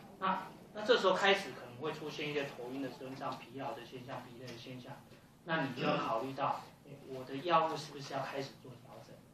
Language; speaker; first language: Chinese; native; Chinese